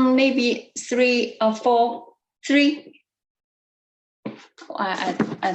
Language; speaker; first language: English; non-native, learner; Chinese